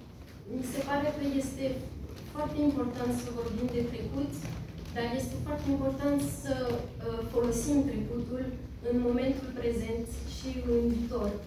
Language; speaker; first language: Romanian; early bilingual, heritage; French